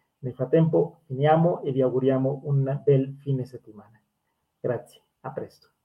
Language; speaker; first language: Italian; non-native, fluent; Spanish